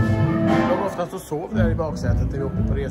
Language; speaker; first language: Swedish; native; Swedish